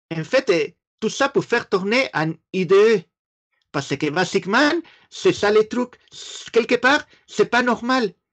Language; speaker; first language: French; non-native, fluent; Spanish